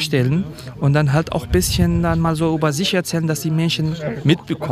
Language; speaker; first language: German; non-native, fluent; Kurdish